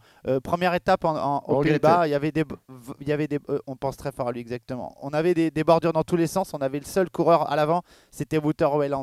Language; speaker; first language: French; native; French